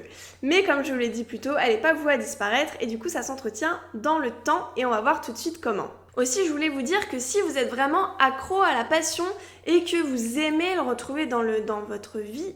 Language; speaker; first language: French; native; French